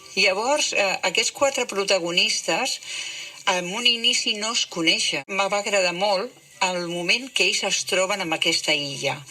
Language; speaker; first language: Catalan; native; Catalan